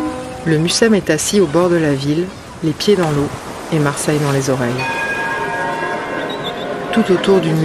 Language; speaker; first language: French; native; French